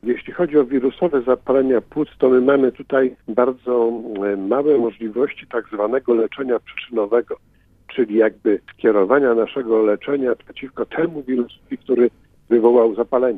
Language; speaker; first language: Polish; native; Polish